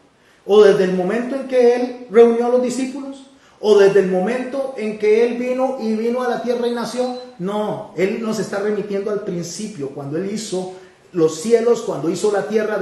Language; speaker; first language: Spanish; native; Spanish